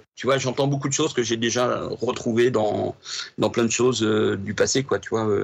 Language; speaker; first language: French; native; French